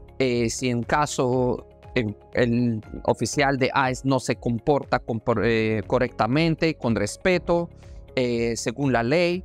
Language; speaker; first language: Spanish; non-native, fluent; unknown